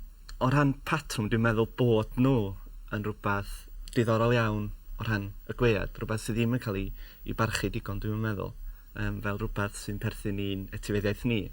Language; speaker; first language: Welsh; native; Welsh